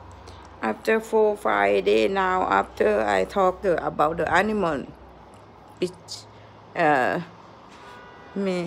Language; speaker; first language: English; non-native, learner; Thai